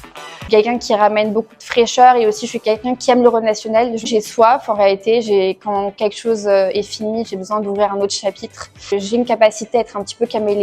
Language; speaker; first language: French; native; French